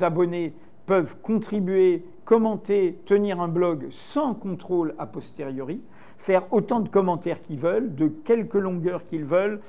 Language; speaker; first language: French; native; French